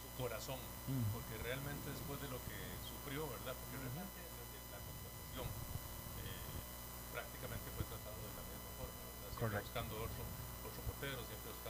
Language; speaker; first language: Spanish; native; Spanish